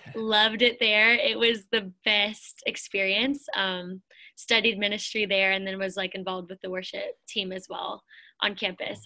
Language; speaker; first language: English; native; English